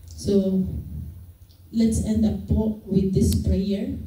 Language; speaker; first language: English; non-native, local second language; Filipino